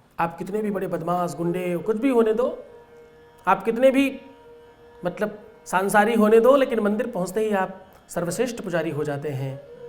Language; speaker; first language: Hindi; native; Hindi